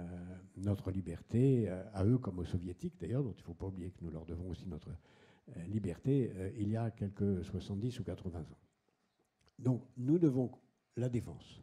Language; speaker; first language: French; native; French